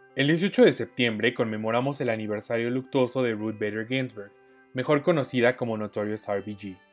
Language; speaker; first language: Spanish; native; Spanish